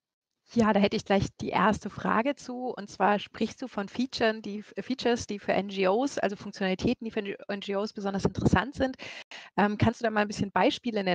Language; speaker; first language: German; native; German